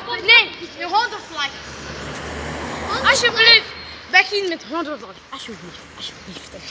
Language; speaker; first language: Dutch; non-native, local second language; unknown